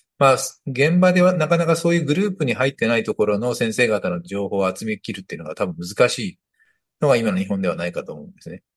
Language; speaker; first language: Japanese; native; Japanese